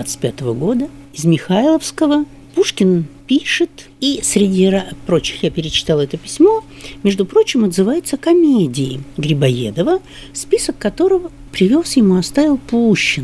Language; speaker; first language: Russian; native; Russian